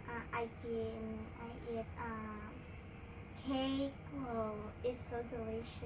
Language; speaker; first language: English; non-native, learner; Indonesian